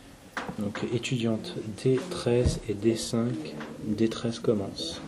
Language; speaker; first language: French; non-native, fluent; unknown